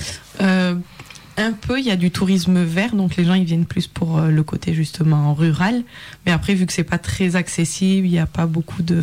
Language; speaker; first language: French; native; French